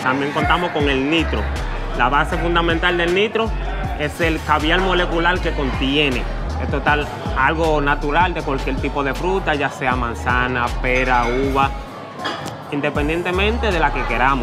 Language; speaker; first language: Spanish; native; Spanish